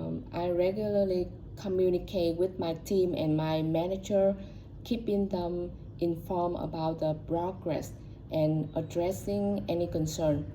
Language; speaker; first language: English; non-native, learner; Vietnamese